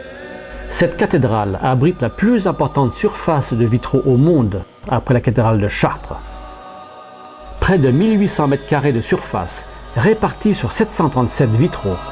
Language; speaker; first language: French; native; French